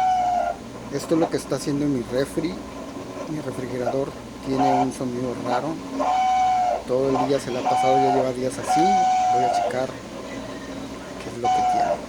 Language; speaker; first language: Spanish; native; Spanish